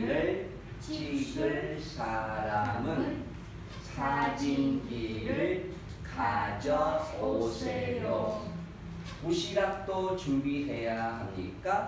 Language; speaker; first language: Korean; non-native, fluent; Vietnamese